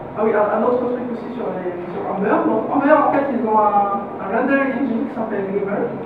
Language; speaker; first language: French; non-native, local second language; Arabic